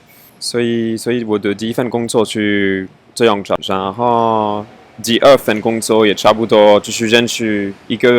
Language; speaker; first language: Chinese; non-native, fluent; French